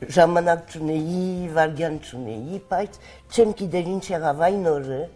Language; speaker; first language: Armenian; early bilingual, heritage; Armenian